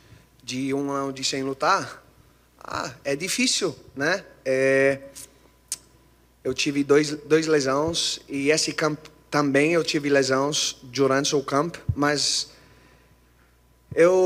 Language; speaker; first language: Portuguese; non-native, learner; English